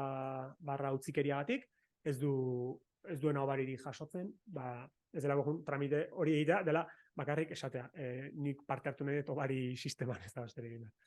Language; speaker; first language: Basque; native; Basque